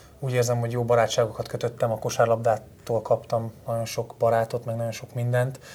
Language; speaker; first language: Hungarian; native; Hungarian